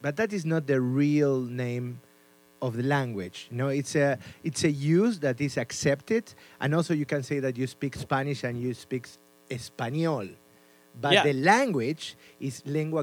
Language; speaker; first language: English; non-native, fluent; Spanish